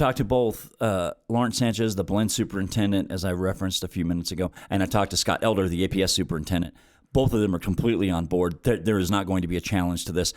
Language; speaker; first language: English; native; English